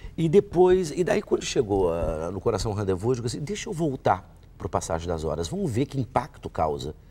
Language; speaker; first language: Portuguese; native; Portuguese